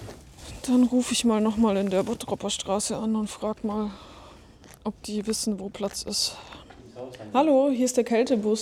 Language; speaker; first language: German; native; German